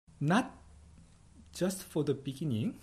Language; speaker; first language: English; non-native, fluent; Korean